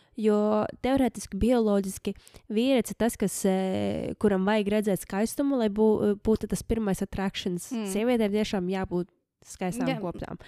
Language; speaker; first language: Latvian; early bilingual, heritage; Latvian